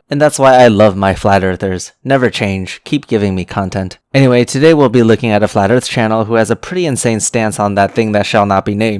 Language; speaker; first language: English; native; English